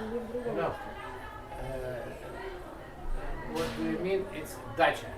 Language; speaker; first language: English; non-native, learner; Russian